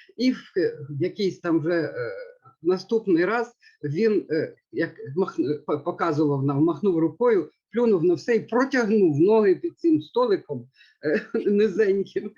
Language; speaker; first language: Ukrainian; native; Ukrainian